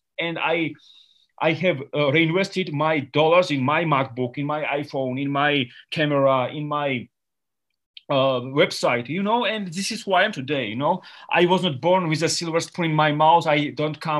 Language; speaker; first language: English; non-native, fluent; Georgian